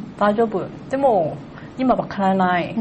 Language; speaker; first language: Japanese; non-native, learner; Cantonese